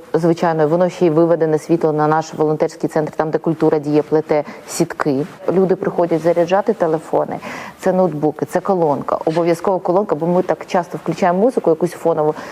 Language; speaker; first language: Ukrainian; native; Ukrainian